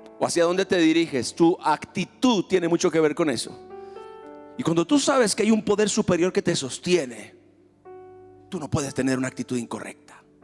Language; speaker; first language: Spanish; native; Spanish